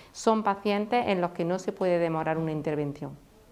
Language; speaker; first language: Spanish; native; Spanish